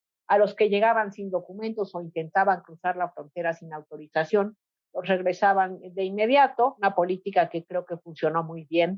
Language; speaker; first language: Spanish; native; Spanish